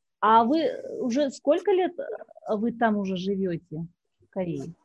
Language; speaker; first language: Russian; non-native, local second language; Kyrgyz